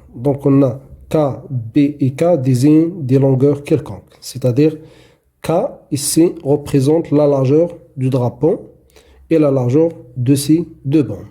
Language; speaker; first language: French; non-native, local second language; Arabic